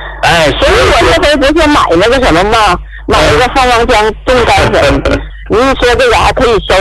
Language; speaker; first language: Chinese; native; Chinese